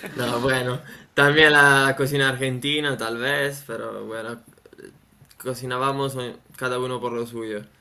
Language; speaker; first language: Spanish; non-native, fluent; Italian